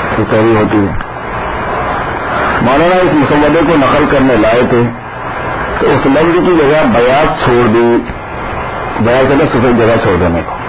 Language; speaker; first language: Urdu; native; Urdu